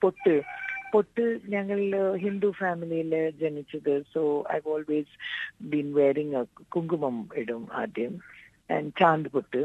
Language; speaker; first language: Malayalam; non-native, local second language; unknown